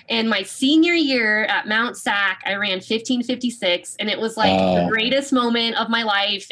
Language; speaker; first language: English; native; English